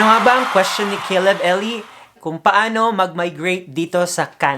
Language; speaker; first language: Filipino; native; Filipino